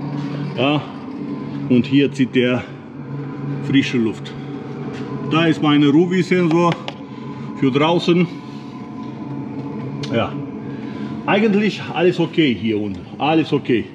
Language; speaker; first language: German; non-native, learner; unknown